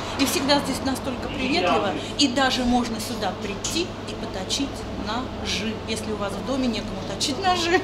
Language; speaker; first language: Russian; native; Russian